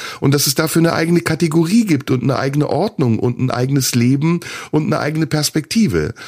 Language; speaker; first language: German; early bilingual, other home language; Turkish